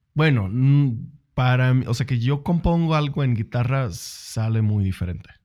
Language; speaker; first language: Spanish; non-native, fluent; Swedish